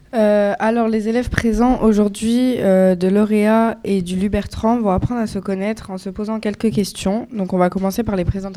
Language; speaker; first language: French; native; French